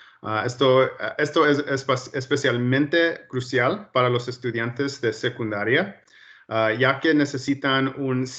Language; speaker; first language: Spanish; early bilingual, heritage; Spanish